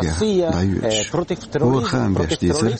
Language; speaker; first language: Russian; non-native, learner; Japanese